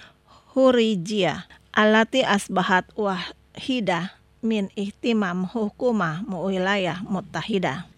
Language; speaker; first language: Arabic; non-native, fluent; Indonesian